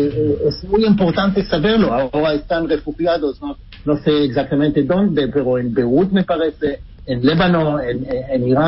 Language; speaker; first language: Spanish; non-native, fluent; Hebrew